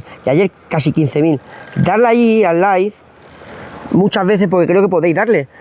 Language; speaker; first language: Spanish; native; Spanish